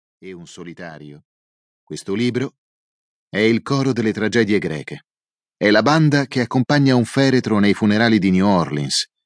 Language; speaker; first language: Italian; native; Italian